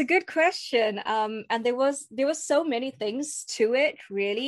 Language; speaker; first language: English; native; English